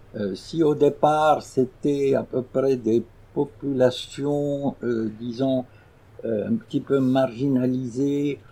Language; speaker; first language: French; non-native, local second language; Arabic